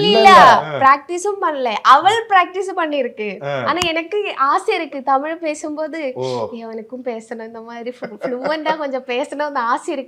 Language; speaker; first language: Tamil; non-native, learner; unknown